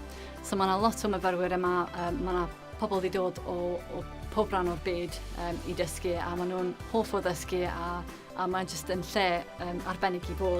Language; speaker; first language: Welsh; non-native, local second language; English